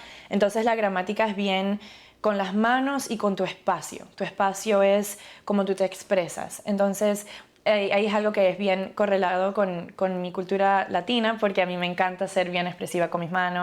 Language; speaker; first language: Spanish; early bilingual, other home language; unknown